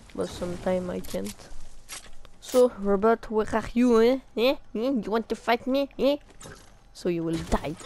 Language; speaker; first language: English; non-native, learner; French